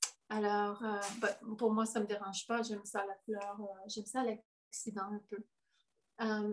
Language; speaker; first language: French; non-native, fluent; English